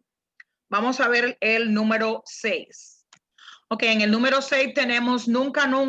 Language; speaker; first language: Spanish; non-native, fluent; English